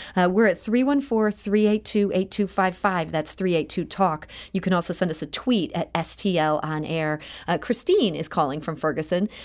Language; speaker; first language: English; native; English